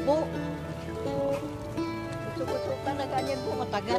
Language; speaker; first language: Filipino; non-native, learner; Vietnamese